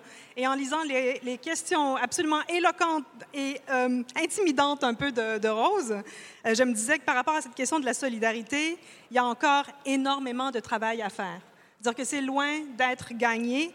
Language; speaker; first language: French; native; French